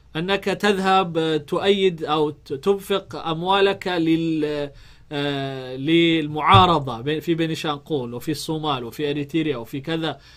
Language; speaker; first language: Arabic; non-native, fluent; Amharic